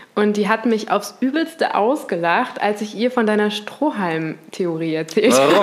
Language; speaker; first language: German; native; German